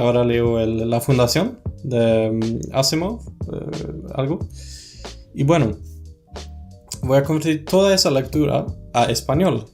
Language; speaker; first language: Spanish; non-native, fluent; Swedish